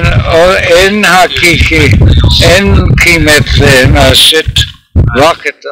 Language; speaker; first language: Turkish; non-native, learner; English